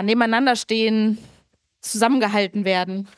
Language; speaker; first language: German; native; German